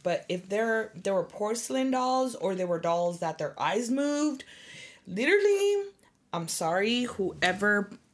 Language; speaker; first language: English; early bilingual, other home language; Spanish